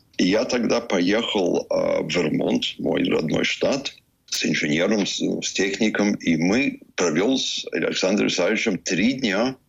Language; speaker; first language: Russian; early bilingual, heritage; English